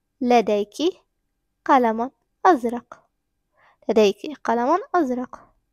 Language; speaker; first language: Arabic; non-native, fluent; English